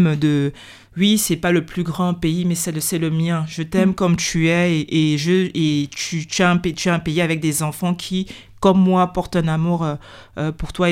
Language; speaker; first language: French; native; French